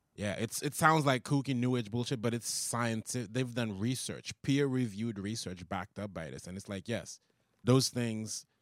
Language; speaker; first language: English; non-native, fluent; Haitian Creole